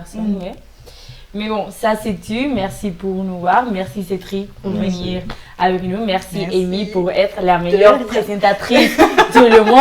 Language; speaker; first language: French; non-native, learner; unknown